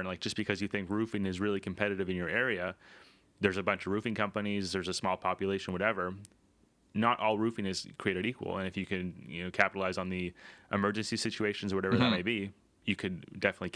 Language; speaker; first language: English; native; English